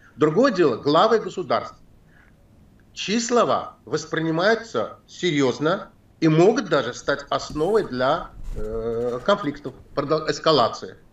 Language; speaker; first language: Russian; non-native, local second language; Azerbaijani